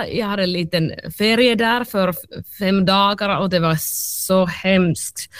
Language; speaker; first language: Swedish; non-native, local second language; Finnish